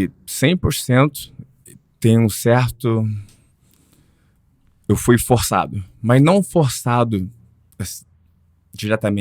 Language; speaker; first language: Portuguese; early bilingual, heritage; Portuguese